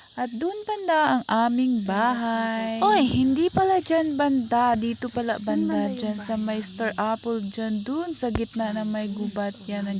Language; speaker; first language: Filipino; non-native, local second language; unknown